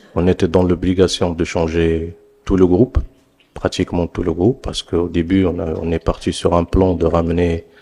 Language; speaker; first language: French; non-native, local second language; Arabic